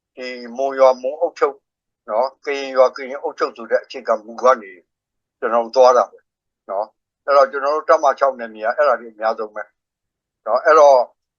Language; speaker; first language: Burmese; non-native, local second language; S'gaw Karen